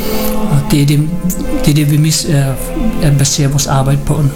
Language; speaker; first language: Danish; non-native, fluent; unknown